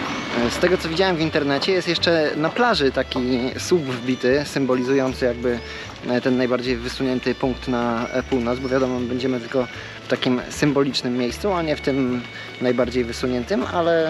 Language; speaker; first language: Polish; native; Polish